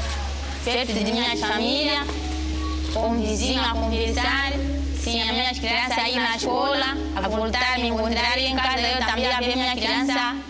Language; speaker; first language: Portuguese; non-native, local second language; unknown